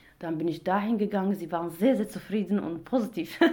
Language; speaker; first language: German; non-native, learner; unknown